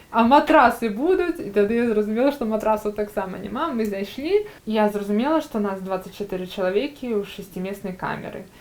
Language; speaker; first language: Belarusian; native; Belarusian